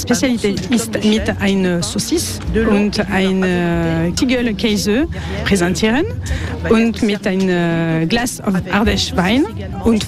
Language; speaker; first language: German; non-native, learner; French